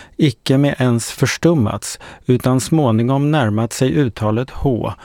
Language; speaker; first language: Swedish; native; Swedish